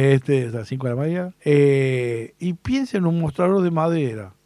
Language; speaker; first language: Spanish; native; Spanish